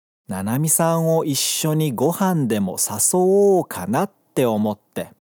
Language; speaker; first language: Japanese; non-native, fluent; Portuguese